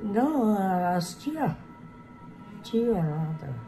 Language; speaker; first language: Portuguese; non-native, local second language; Japanese